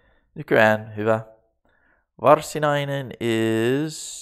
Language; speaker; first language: Finnish; non-native, learner; English